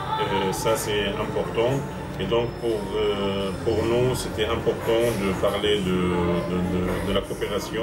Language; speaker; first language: French; non-native, fluent; Arabic